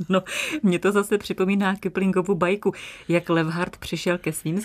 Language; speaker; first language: Czech; native; Czech